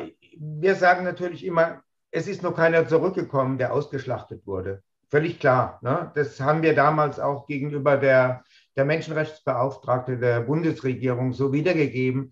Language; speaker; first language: German; native; German